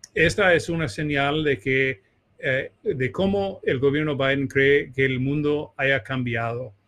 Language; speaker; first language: Spanish; non-native, fluent; English